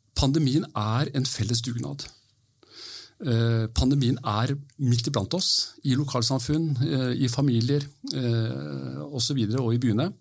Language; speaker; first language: Norwegian; early bilingual, heritage; Norwegian